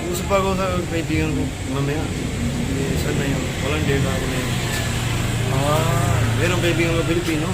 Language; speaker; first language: Filipino; non-native, learner; Punjabi